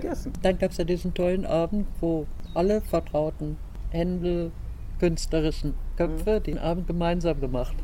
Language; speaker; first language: German; native; German